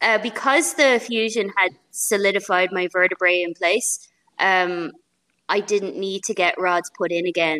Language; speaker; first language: English; native; English